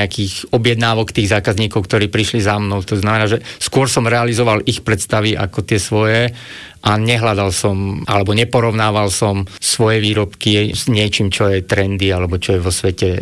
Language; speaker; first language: Slovak; native; Slovak